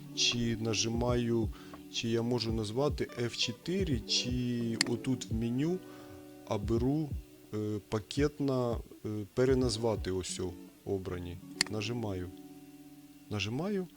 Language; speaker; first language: Ukrainian; non-native, local second language; Russian